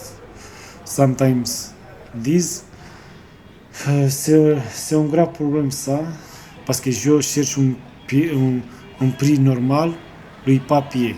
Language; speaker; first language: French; non-native, learner; Romanian